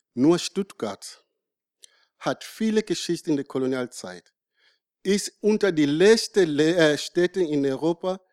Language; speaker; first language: German; non-native, learner; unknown